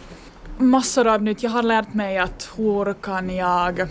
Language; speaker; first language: Swedish; non-native, learner; Finnish